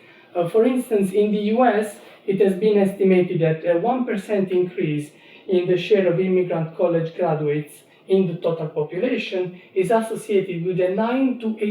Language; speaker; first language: English; non-native, fluent; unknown